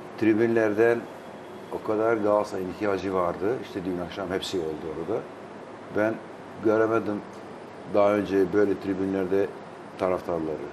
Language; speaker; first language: Turkish; non-native, fluent; Albanian